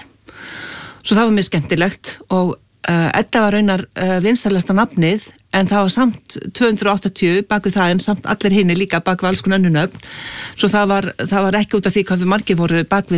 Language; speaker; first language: Icelandic; native; Icelandic